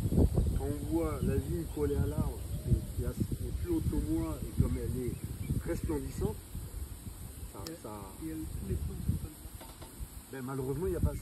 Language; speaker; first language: French; native; French